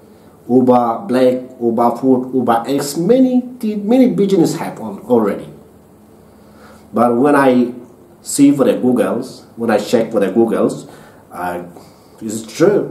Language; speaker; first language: English; non-native, learner; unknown